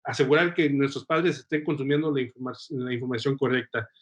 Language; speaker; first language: Spanish; early bilingual, heritage; Spanish